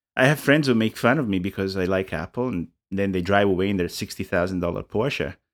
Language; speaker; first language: English; non-native, fluent; Italian